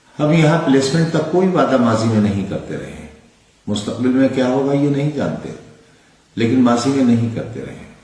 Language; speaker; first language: Urdu; native; Urdu